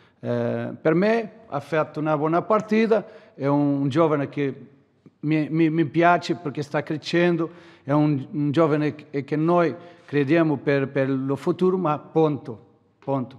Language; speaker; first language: Italian; non-native, learner; Portuguese